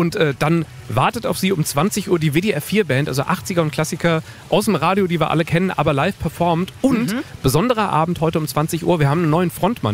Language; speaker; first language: German; native; German